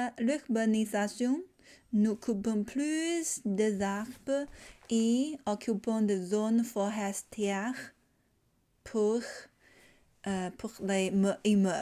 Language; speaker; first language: French; non-native, learner; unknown